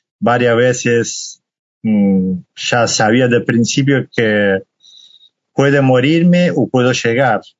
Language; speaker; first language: Spanish; non-native, fluent; Kurdish